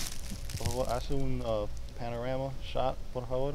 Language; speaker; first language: Spanish; non-native, fluent; English